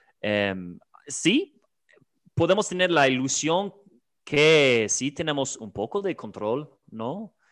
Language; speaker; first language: Spanish; non-native, fluent; English